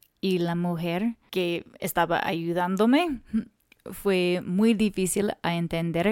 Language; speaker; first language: Spanish; non-native, learner; English